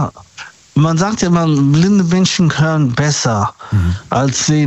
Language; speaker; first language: German; native; German